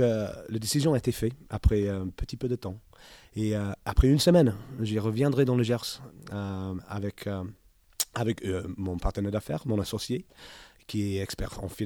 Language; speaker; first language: French; non-native, learner; English